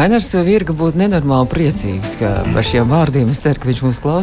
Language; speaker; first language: Latvian; native; Latvian